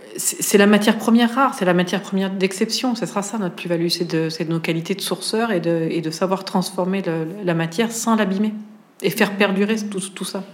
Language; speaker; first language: French; native; French